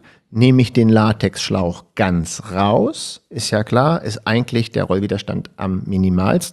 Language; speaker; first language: German; native; German